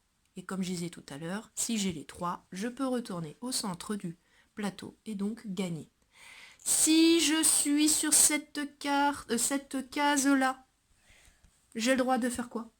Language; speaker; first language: French; native; French